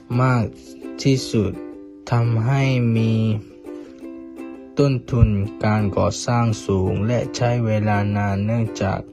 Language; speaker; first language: Thai; native; Thai